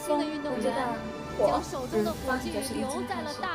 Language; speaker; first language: Chinese; native; Chinese